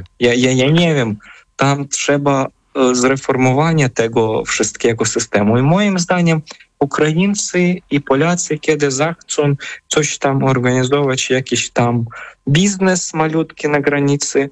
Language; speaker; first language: Polish; non-native, fluent; Ukrainian